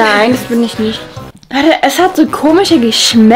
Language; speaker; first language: German; native; German